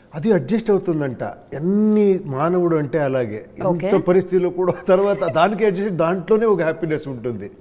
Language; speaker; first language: Telugu; non-native, local second language; Kannada